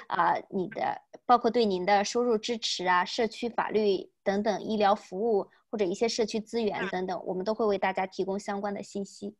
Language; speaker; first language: Chinese; native; Chinese